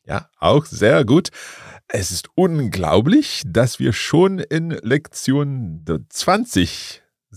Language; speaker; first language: German; non-native, learner; English